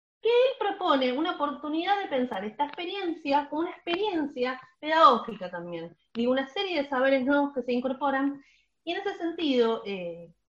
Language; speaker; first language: Spanish; native; Spanish